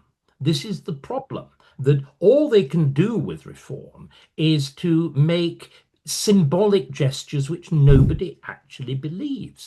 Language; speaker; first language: English; native; English